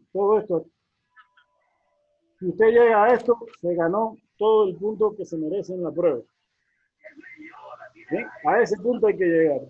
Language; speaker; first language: Spanish; native; Spanish